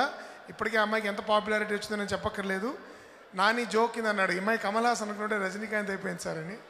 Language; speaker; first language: Telugu; native; Telugu